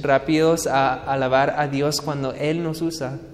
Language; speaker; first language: Spanish; non-native, fluent; English